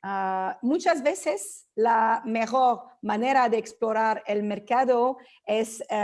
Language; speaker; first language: Spanish; non-native, fluent; French